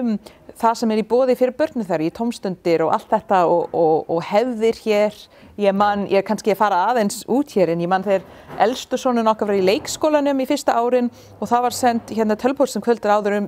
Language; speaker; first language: Icelandic; non-native, fluent; English